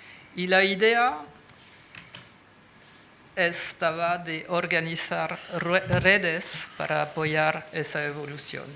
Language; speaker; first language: Spanish; non-native, fluent; French